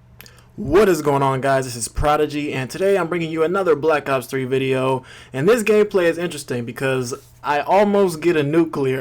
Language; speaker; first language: English; native; English